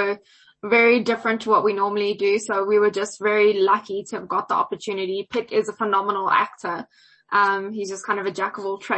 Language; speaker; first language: English; native; English